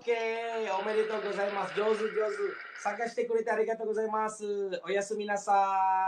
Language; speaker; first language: Japanese; non-native, fluent; Malay